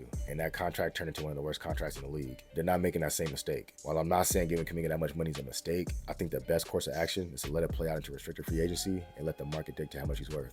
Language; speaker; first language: English; native; English